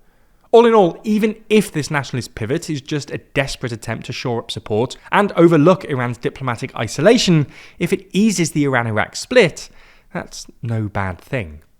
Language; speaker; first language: English; native; English